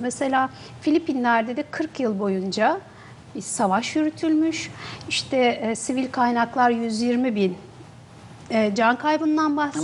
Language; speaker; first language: Turkish; native; Turkish